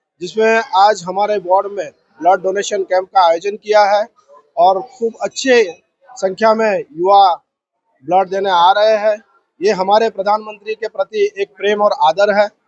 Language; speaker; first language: Hindi; non-native, local second language; Gujarati